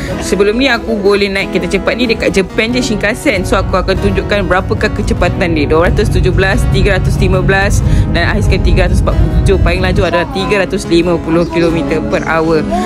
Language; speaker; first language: Malay; native; Malay